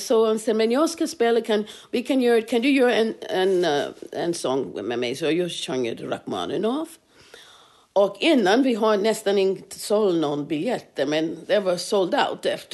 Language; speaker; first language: Swedish; non-native, fluent; English